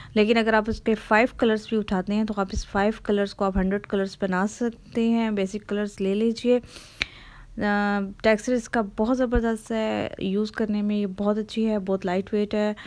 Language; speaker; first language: Hindi; native; Hindi